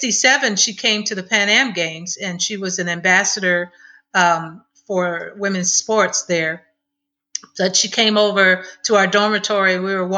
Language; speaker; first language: English; native; English